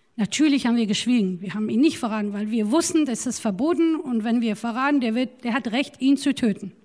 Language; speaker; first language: German; non-native, fluent; Turoyo